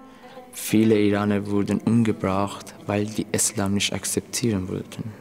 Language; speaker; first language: German; non-native, learner; Persian